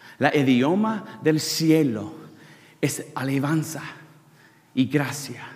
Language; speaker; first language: Spanish; non-native, learner; English